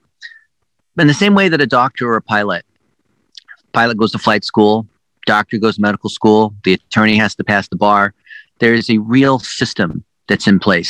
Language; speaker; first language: English; early bilingual, other home language; Chinese